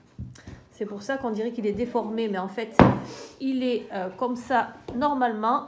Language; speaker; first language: French; native; French